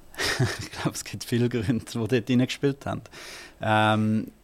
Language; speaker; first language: German; native; German